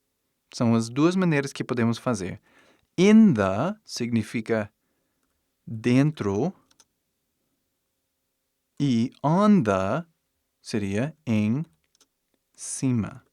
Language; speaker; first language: Portuguese; non-native, fluent; English